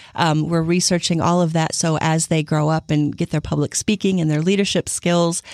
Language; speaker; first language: English; native; English